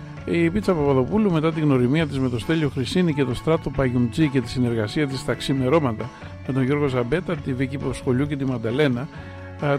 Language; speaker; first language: Greek; native; Greek